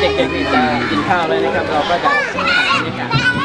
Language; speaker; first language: Thai; native; Thai